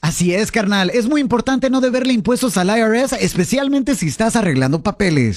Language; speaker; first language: Spanish; early bilingual, heritage; Spanish